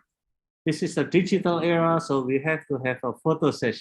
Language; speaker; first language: English; non-native, learner; Indonesian